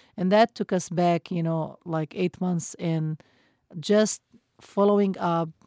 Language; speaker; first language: English; non-native, fluent; Arabic